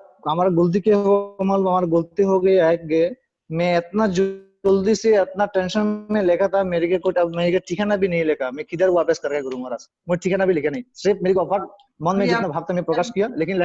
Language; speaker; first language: Hindi; non-native, learner; Bangla